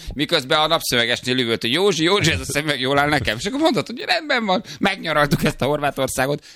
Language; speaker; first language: Hungarian; native; Hungarian